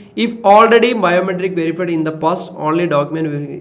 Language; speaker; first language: English; non-native, local second language; Malayalam